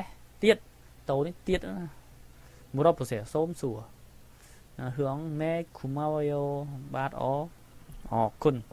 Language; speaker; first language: Korean; non-native, fluent; Khmer